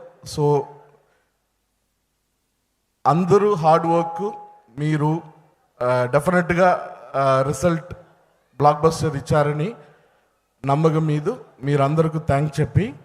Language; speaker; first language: Telugu; non-native, learner; Tamil